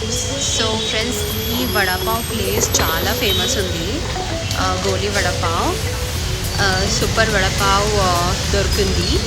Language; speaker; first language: Telugu; non-native, local second language; Kannada